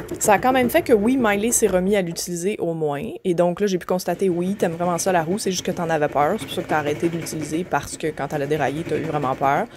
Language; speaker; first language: French; native; French